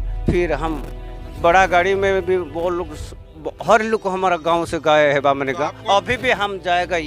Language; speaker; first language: Hindi; non-native, local second language; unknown